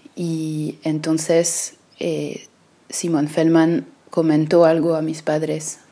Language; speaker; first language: Spanish; early bilingual, other home language; French